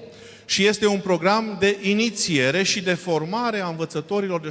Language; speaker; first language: Romanian; non-native, fluent; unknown